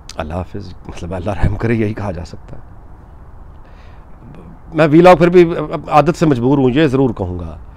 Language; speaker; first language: Urdu; native; Urdu